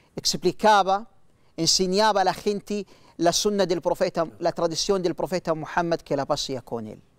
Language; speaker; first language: Spanish; non-native, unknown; Arabic